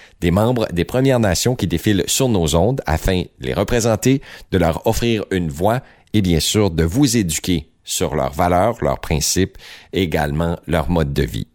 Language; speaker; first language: French; native; French